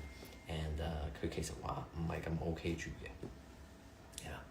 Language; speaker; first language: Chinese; early bilingual, heritage; Cantonese